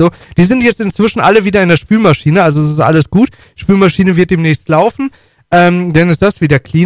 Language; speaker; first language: German; native; German